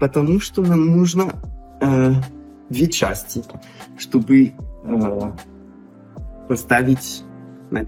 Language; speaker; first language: Russian; non-native, fluent; French